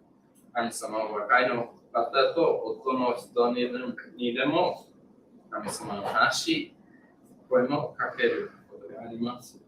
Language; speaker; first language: Japanese; non-native, learner; English